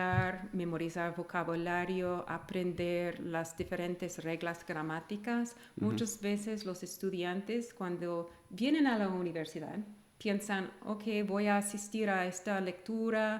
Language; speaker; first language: Spanish; non-native, fluent; English